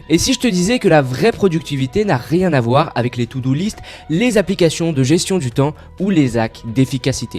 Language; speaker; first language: French; native; French